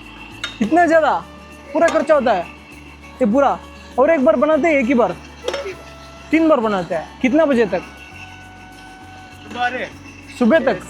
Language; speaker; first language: Hindi; non-native, local second language; Kannada